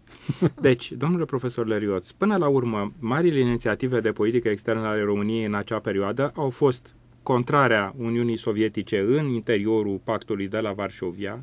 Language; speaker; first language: Romanian; native; Romanian